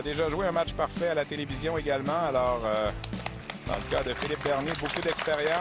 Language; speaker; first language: French; native; French